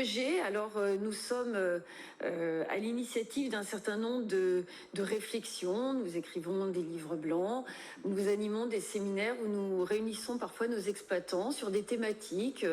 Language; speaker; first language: French; native; French